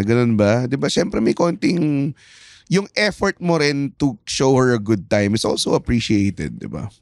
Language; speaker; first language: Filipino; native; Filipino